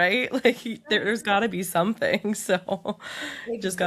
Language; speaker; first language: English; native; English